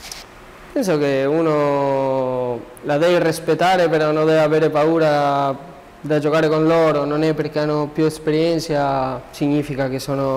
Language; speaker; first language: Italian; non-native, learner; Spanish